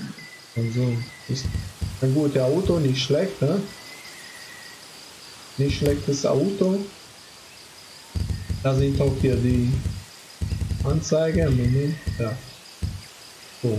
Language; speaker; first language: German; non-native, fluent; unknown